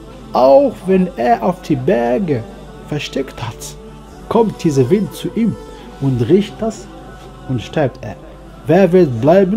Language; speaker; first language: German; non-native, learner; Arabic